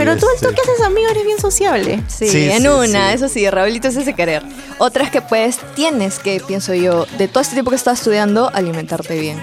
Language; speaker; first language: Spanish; native; Spanish